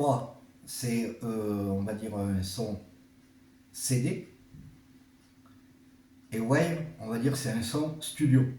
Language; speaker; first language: French; native; French